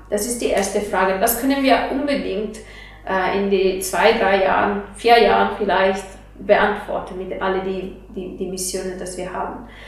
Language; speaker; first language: German; non-native, fluent; Italian